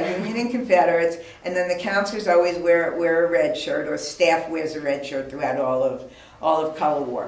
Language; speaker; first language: English; native; English